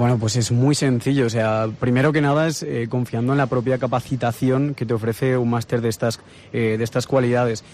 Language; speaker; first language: Spanish; native; Spanish